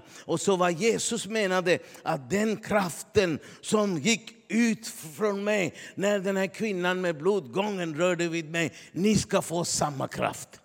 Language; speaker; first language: Swedish; non-native, fluent; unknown